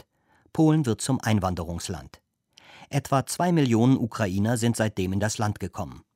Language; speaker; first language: German; native; German